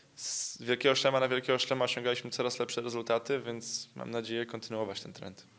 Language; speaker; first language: Polish; native; Polish